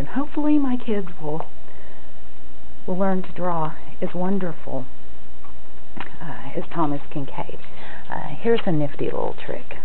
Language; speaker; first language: English; native; English